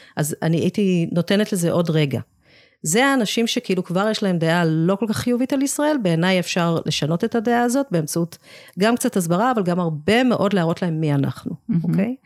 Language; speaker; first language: Hebrew; early bilingual, other home language; English